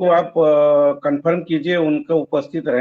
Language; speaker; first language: Hindi; native; Hindi